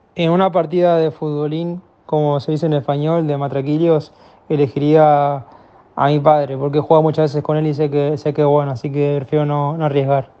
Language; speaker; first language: Spanish; native; Spanish